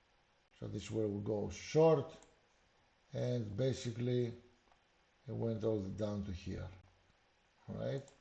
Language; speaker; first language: English; non-native, fluent; Greek